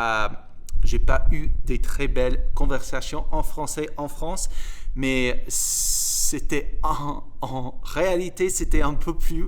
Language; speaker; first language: French; non-native, fluent; English